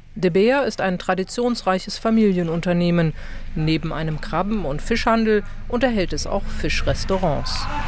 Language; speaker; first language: German; native; German